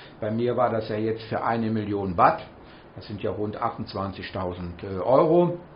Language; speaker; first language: German; native; German